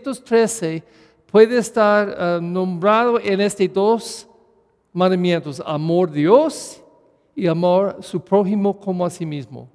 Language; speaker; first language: Spanish; non-native, fluent; English